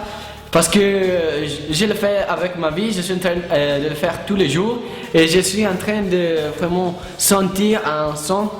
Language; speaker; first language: French; non-native, learner; Italian